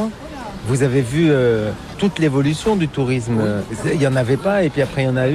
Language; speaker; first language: French; native; French